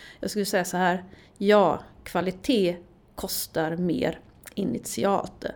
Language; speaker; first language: Swedish; native; Swedish